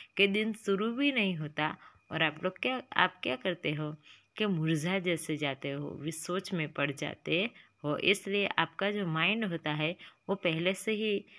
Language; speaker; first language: Hindi; non-native, local second language; Gujarati